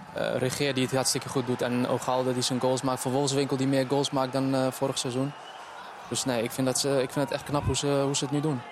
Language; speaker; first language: Dutch; early bilingual, other home language; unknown